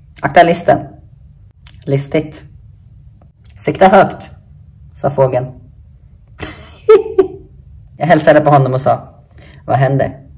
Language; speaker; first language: Swedish; native; Swedish